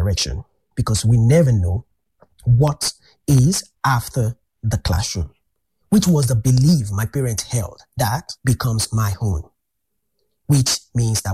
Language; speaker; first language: English; non-native, local second language; Yoruba